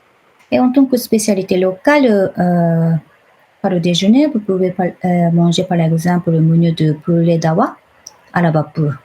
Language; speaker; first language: French; non-native, fluent; Japanese